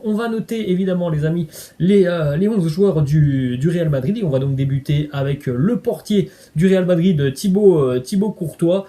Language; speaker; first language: French; native; French